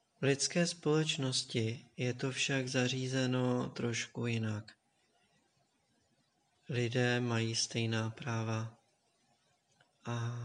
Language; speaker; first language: Czech; native; Czech